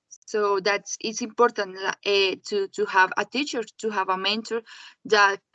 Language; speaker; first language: English; non-native, learner; Spanish